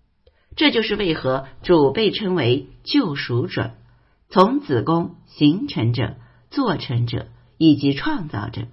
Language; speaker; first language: Chinese; native; Chinese